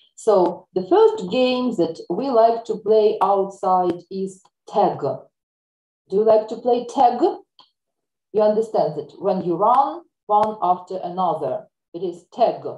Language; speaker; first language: English; non-native, fluent; Ukrainian